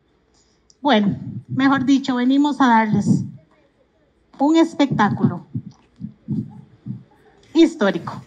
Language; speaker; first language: Spanish; native; Spanish